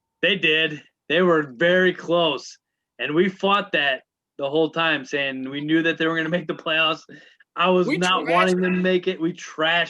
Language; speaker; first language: English; native; English